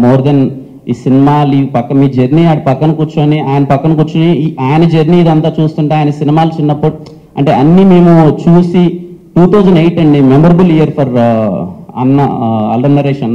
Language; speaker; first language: Telugu; native; Telugu